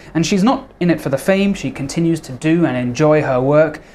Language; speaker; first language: English; native; English